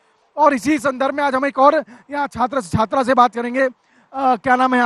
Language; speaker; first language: Hindi; native; Hindi